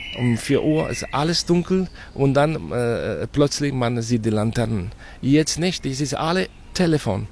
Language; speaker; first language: German; non-native, fluent; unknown